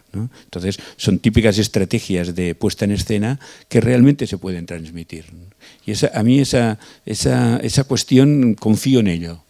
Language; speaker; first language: Spanish; non-native, local second language; Catalan